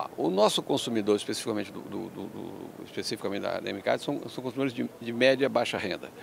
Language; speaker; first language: Portuguese; early bilingual, other home language; Spanish